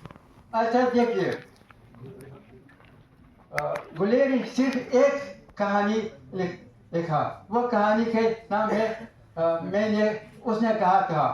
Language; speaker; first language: Hindi; non-native, fluent; Tajik